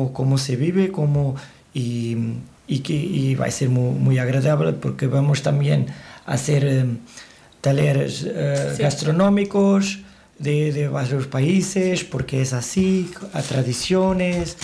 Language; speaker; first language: Spanish; non-native, learner; Portuguese